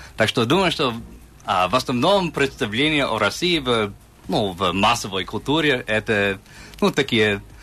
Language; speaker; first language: Russian; non-native, fluent; English